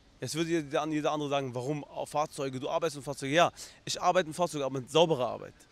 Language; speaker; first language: German; early bilingual, other home language; Arabic